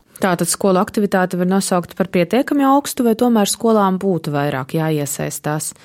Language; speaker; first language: Latvian; native; Latvian